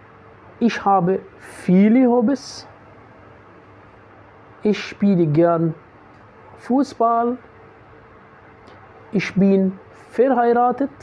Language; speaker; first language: German; non-native, fluent; Arabic